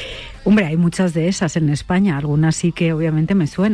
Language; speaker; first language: Spanish; native; Spanish